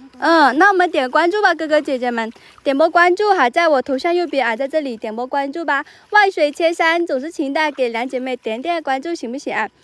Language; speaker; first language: Chinese; non-native, local second language; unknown